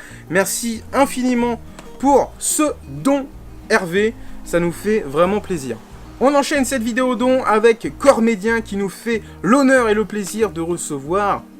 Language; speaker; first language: French; native; French